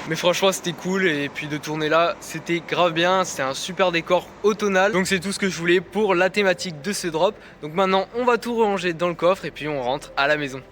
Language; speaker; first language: French; native; French